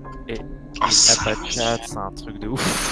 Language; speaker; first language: French; native; French